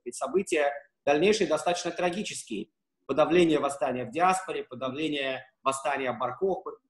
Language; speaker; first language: Russian; native; Russian